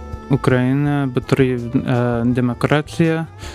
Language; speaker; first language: Ukrainian; non-native, learner; English